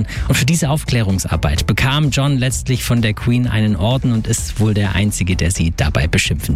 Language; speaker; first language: German; native; German